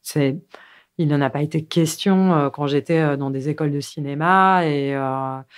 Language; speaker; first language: French; native; French